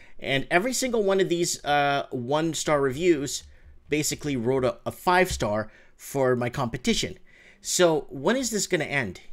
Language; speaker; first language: English; native; English